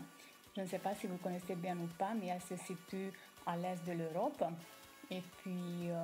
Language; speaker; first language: French; non-native, fluent; Romanian